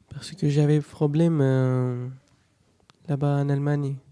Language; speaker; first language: French; non-native, learner; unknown